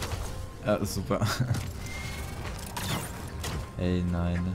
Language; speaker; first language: German; native; German